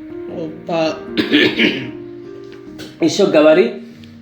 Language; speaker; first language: Russian; non-native, local second language; Tajik